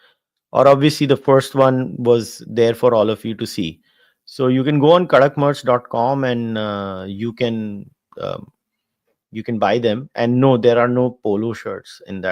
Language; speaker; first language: English; non-native, local second language; Hindi